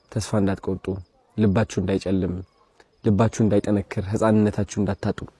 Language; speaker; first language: Amharic; early bilingual, heritage; Amharic